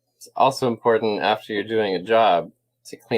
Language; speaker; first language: English; native; English